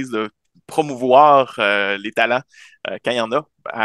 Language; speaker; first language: French; native; French